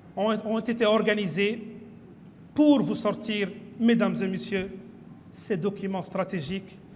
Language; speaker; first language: French; non-native, local second language; Arabic